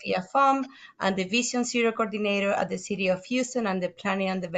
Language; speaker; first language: English; non-native, fluent; Spanish